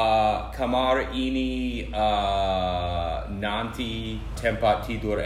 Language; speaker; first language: Indonesian; non-native, learner; English